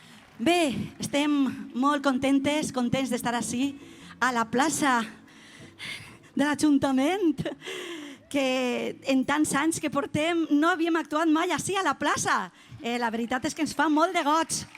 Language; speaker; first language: Catalan; native; Catalan